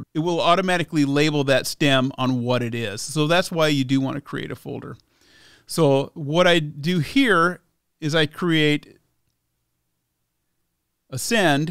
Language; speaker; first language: English; native; English